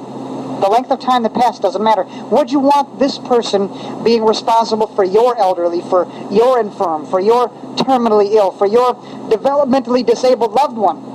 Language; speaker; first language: English; native; English